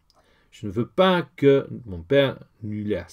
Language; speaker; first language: French; non-native, learner; English